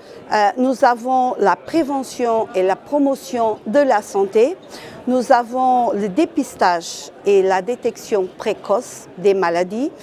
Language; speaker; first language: French; non-native, fluent; Portuguese